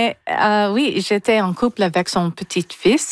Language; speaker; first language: French; non-native, local second language; English